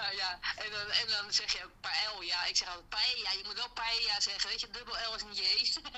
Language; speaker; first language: Dutch; native; Dutch